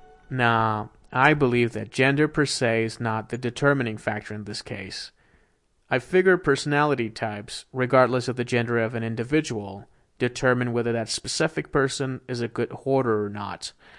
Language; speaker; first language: English; non-native, fluent; Persian